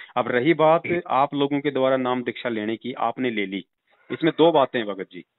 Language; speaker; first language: Hindi; native; Hindi